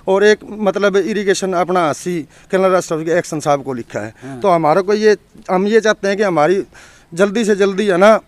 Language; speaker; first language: Hindi; native; Hindi